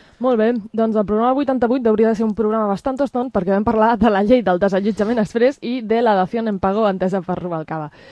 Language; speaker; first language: Catalan; non-native, local second language; Spanish